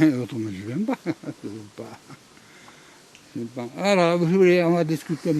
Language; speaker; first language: French; native; French